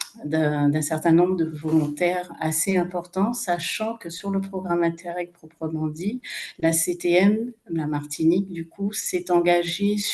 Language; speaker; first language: French; native; French